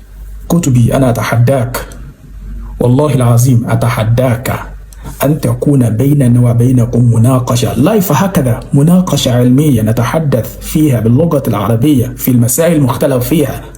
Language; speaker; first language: Arabic; non-native, fluent; Yoruba